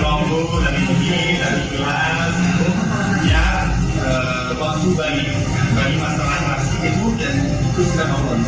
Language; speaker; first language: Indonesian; non-native, learner; French